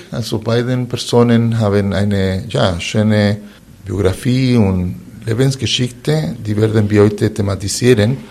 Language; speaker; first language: German; non-native, fluent; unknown